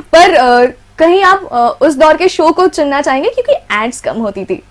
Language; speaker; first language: Hindi; non-native, local second language; Bangla